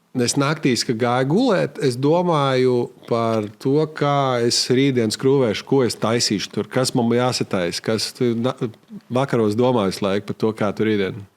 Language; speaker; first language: Latvian; native; Latvian